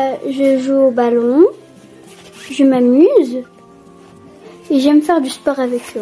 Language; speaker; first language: French; non-native, learner; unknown